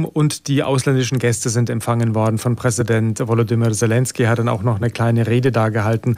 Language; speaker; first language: German; native; German